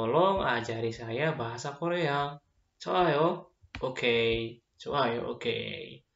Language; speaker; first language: Korean; non-native, fluent; Indonesian